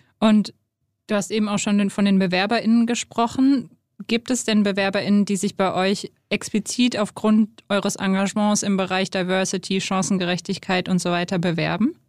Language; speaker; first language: German; native; German